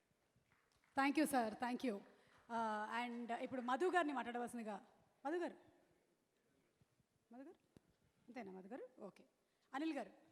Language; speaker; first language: Telugu; native; Telugu